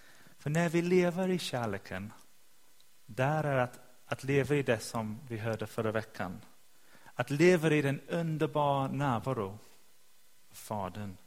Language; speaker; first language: Swedish; non-native, fluent; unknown